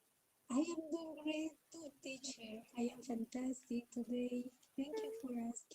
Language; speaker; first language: English; non-native, learner; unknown